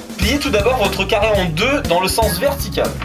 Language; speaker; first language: French; native; French